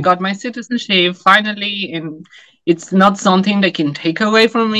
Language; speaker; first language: English; non-native, fluent; Spanish